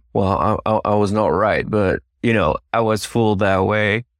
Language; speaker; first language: English; non-native, fluent; French